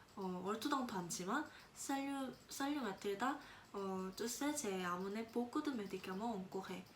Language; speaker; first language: French; non-native, fluent; Korean